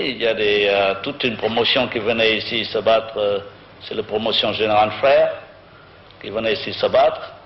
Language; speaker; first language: French; non-native, local second language; Vietnamese